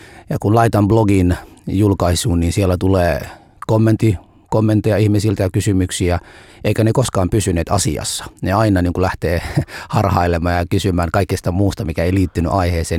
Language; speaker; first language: Finnish; non-native, fluent; Somali